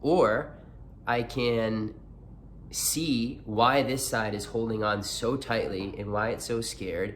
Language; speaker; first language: English; native; English